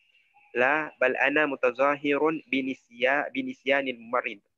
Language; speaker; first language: Arabic; non-native, learner; Indonesian